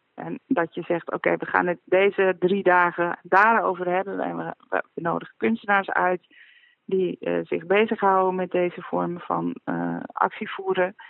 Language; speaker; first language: Dutch; native; Dutch